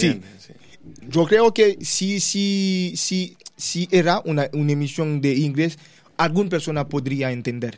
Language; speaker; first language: Spanish; non-native, learner; Haitian Creole